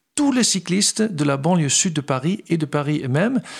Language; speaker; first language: French; non-native, fluent; Dutch